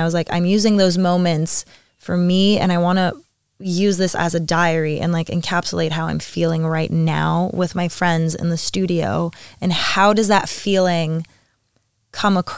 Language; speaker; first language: English; native; English